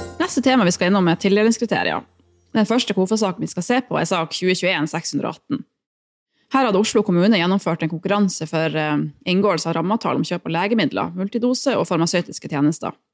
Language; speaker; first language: Norwegian; native; Norwegian